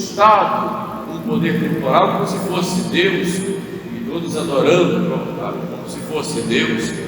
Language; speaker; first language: Portuguese; native; Portuguese